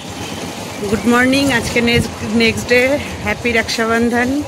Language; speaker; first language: Hindi; non-native, local second language; Bangla